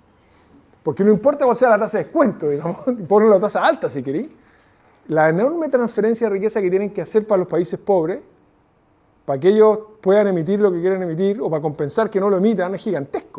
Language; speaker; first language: Spanish; native; Spanish